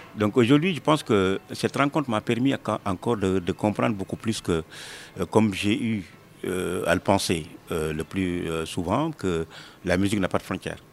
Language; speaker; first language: French; non-native, local second language; Wolof